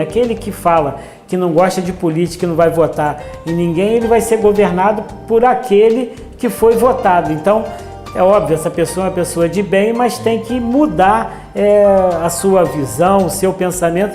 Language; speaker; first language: Portuguese; native; Portuguese